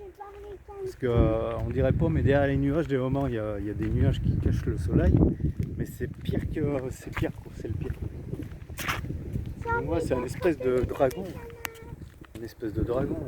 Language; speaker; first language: French; native; French